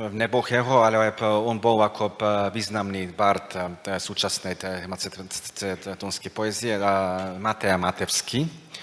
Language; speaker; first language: Slovak; non-native, fluent; Macedonian